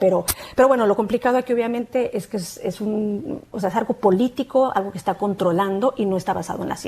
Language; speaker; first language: Spanish; native; Spanish